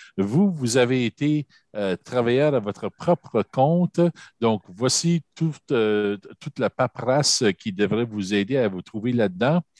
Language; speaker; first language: French; native; French